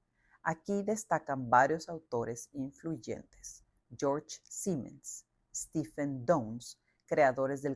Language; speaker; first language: Spanish; native; Spanish